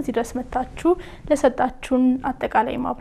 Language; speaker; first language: Amharic; native; Amharic